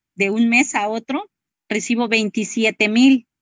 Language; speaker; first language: Spanish; native; Spanish